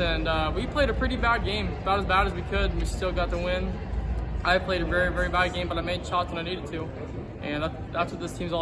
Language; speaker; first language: English; native; English